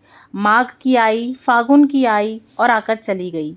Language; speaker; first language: Hindi; native; Hindi